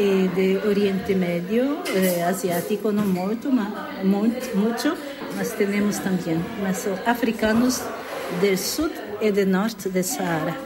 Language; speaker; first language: Spanish; non-native, learner; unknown